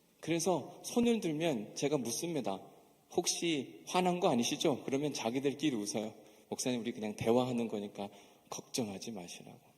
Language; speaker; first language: Korean; native; Korean